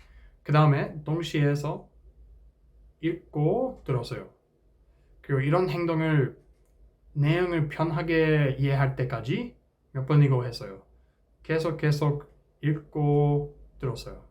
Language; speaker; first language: Korean; non-native, fluent; English